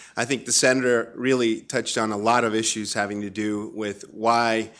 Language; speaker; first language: English; non-native, fluent; Spanish